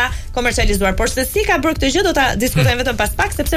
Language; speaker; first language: Albanian; native; Albanian